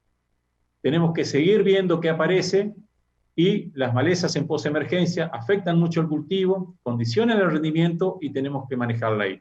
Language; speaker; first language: Spanish; native; Spanish